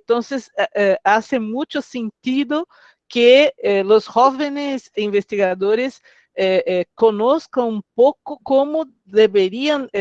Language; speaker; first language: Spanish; non-native, fluent; Portuguese